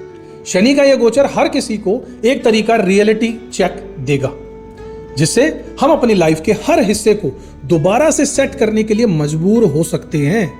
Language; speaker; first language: Hindi; native; Hindi